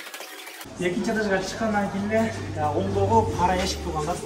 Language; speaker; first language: Kyrgyz; native; Kyrgyz